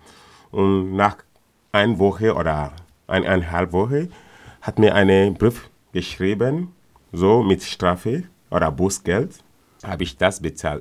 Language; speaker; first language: German; non-native, learner; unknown